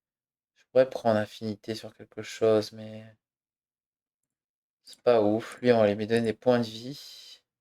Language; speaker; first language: French; native; French